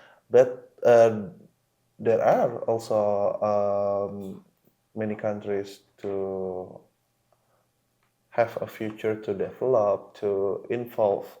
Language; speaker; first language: English; non-native, local second language; Indonesian